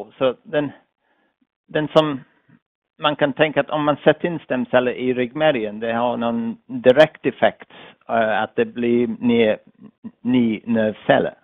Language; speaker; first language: Swedish; non-native, fluent; English